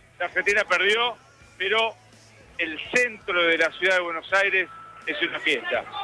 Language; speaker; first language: Spanish; native; Spanish